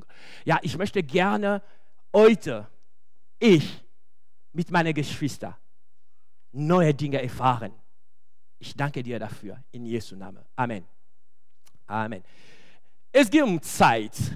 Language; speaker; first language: German; non-native, fluent; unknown